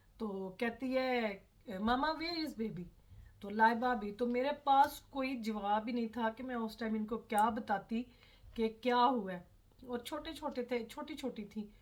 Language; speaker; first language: Urdu; non-native, local second language; Punjabi